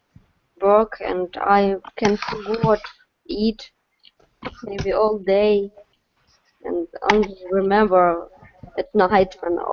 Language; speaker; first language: English; non-native, learner; Russian